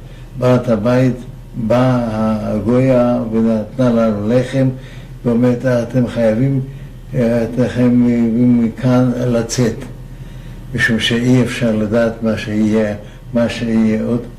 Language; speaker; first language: Hebrew; non-native, fluent; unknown